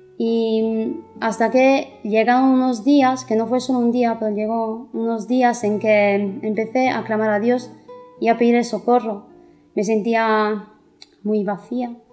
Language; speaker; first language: Spanish; non-native, fluent; Italian